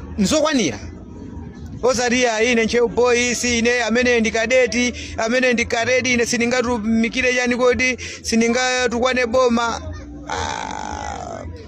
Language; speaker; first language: Nyanja; native; Nyanja